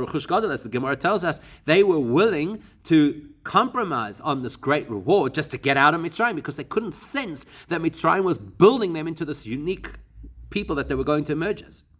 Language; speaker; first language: English; native; English